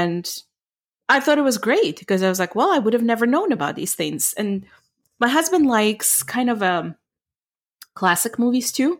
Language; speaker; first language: English; non-native, fluent; Ukrainian